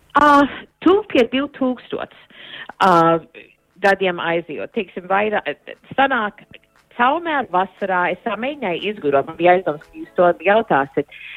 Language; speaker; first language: Latvian; early bilingual, heritage; Latvian